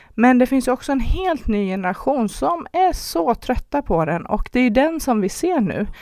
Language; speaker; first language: Swedish; early bilingual, other home language; Persian